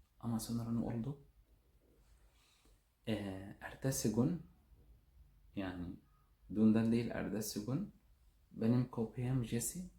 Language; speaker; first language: Turkish; non-native, learner; Arabic